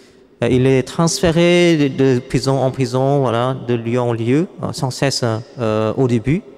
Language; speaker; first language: French; non-native, fluent; Vietnamese